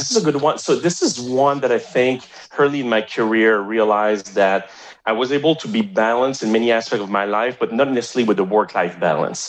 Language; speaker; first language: English; non-native, fluent; French